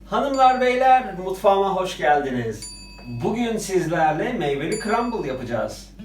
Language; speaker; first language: Turkish; native; Turkish